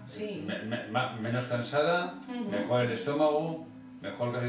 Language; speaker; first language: Spanish; native; Spanish